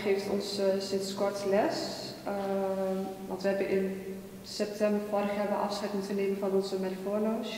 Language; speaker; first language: Dutch; early bilingual, other home language; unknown